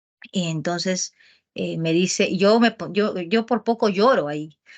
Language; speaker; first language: Spanish; native; Spanish